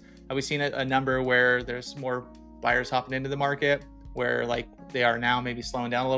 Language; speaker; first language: English; native; English